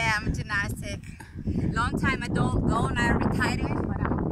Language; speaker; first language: English; non-native, learner; Portuguese